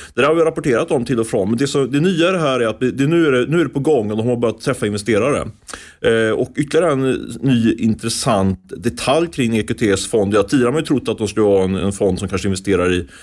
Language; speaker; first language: Swedish; native; Swedish